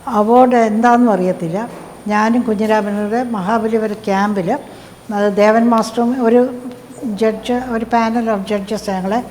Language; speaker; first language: Malayalam; native; Malayalam